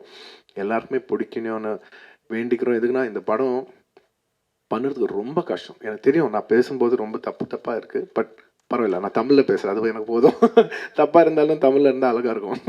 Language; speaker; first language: Tamil; non-native, local second language; Telugu